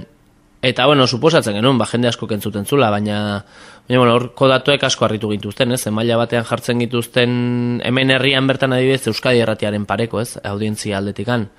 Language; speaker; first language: Basque; native; Basque